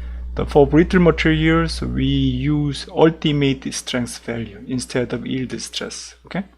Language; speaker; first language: English; non-native, fluent; Korean